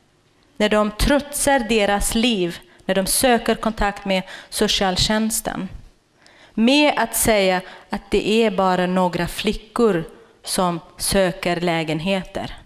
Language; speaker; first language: Swedish; non-native, fluent; Kurdish